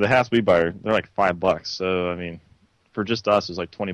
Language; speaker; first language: English; native; English